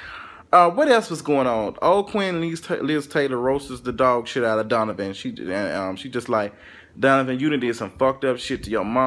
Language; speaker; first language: English; native; English